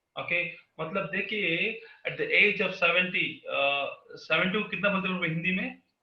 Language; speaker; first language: Hindi; non-native, local second language; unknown